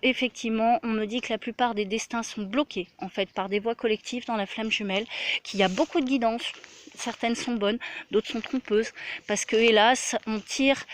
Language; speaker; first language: French; native; French